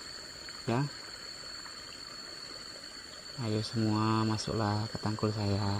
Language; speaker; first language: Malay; non-native, local second language; Javanese